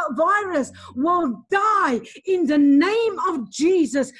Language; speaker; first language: English; non-native, local second language; Afrikaans